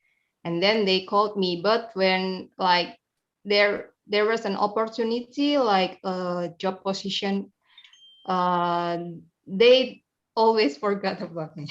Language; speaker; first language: English; non-native, learner; Indonesian